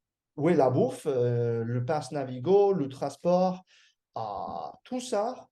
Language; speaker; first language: French; non-native, fluent; English